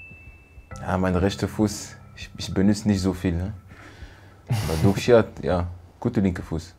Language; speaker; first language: German; non-native, learner; French